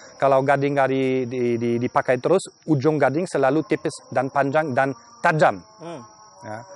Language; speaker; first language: Indonesian; non-native, fluent; German